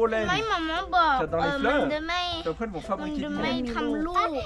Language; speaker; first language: Thai; early bilingual, heritage; Thai